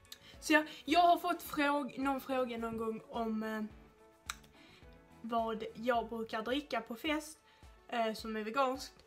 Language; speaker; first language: Swedish; native; Swedish